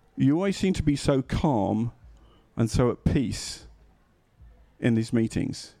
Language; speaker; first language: English; native; English